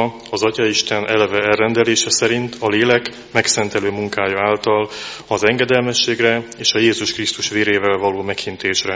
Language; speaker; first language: Hungarian; native; Hungarian